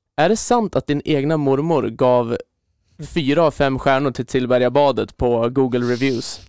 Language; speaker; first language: Swedish; native; Swedish